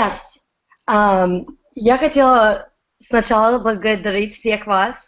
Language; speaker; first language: Russian; early bilingual, heritage; Russian